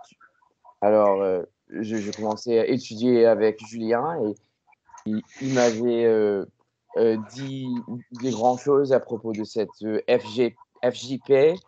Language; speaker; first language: French; non-native, learner; English